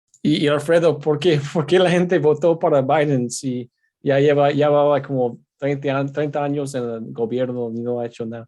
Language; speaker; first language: Spanish; non-native, fluent; English